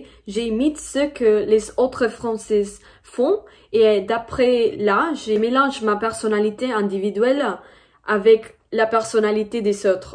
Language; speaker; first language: French; non-native, fluent; Spanish